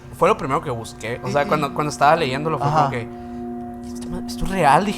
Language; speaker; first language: Spanish; native; Spanish